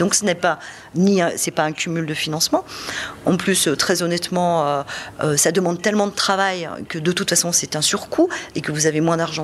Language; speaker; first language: French; native; French